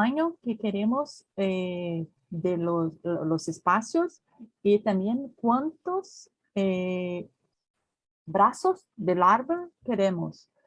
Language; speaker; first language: Spanish; non-native, learner; Portuguese